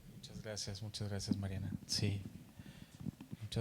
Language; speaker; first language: Spanish; native; Spanish